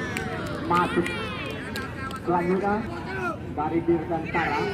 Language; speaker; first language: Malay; non-native, local second language; Achinese